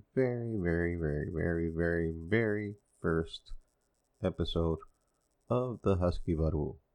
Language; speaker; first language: English; non-native, fluent; Spanish